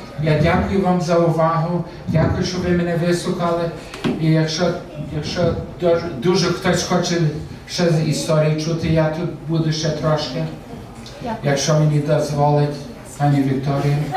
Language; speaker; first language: Ukrainian; early bilingual, heritage; Ukrainian